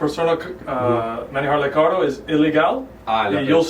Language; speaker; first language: Spanish; non-native, learner; English